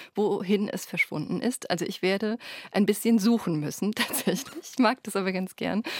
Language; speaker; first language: German; native; German